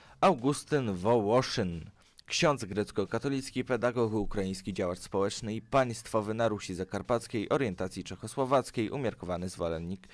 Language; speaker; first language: Polish; native; Polish